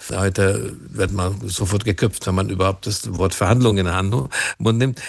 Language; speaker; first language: German; non-native, fluent; Hungarian